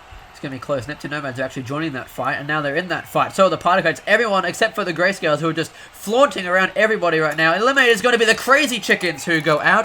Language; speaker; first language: English; native; English